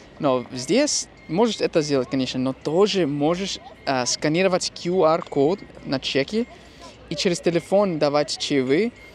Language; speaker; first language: Russian; non-native, fluent; English